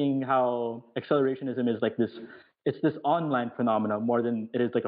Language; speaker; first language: English; non-native, local second language; Filipino